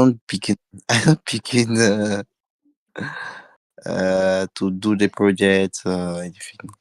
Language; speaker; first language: English; non-native, learner; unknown